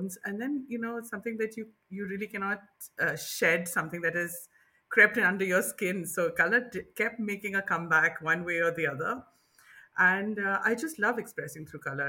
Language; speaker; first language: English; non-native, local second language; Bangla